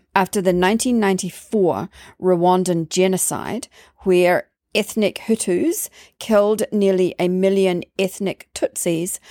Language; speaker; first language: English; native; English